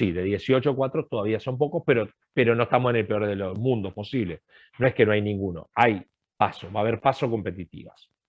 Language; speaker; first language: Spanish; native; Spanish